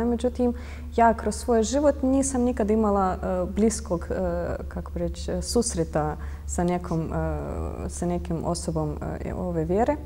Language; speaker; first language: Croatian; non-native, fluent; Russian